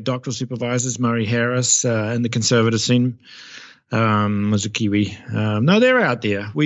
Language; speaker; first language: English; native; English